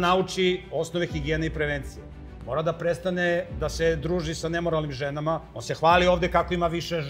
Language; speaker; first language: Serbian; native; Serbian